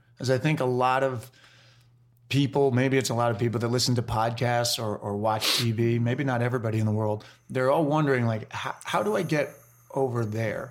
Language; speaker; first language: English; native; English